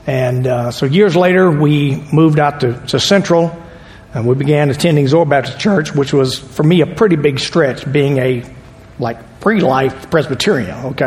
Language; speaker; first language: English; native; English